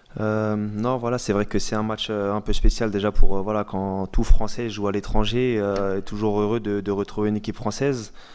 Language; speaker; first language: French; native; French